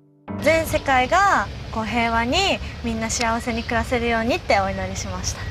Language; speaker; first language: Japanese; native; Japanese